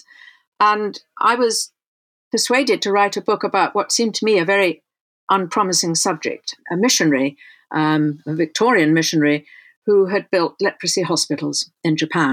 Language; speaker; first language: English; native; English